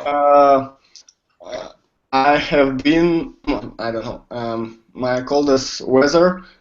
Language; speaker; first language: English; non-native, learner; Russian